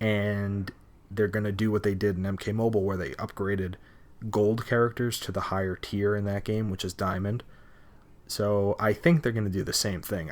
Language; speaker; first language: English; native; English